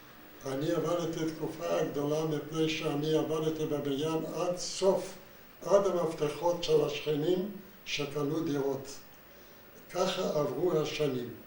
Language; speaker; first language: Hebrew; non-native, fluent; Yiddish